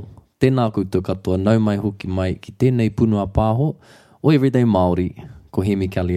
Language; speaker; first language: Māori; non-native, local second language; English